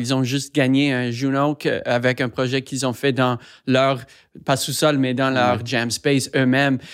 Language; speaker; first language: French; non-native, fluent; English